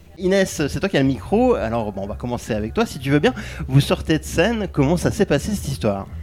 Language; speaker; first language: French; native; French